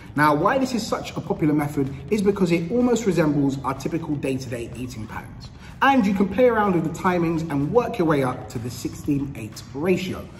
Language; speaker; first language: English; native; English